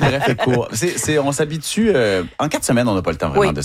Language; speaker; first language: French; native; French